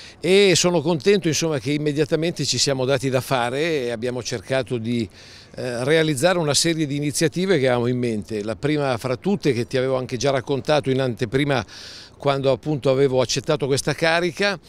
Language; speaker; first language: Italian; native; Italian